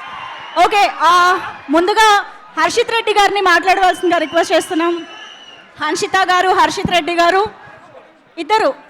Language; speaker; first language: Telugu; native; Telugu